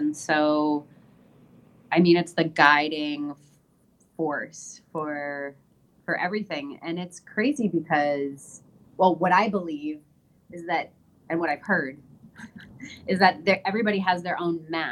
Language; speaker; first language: English; native; English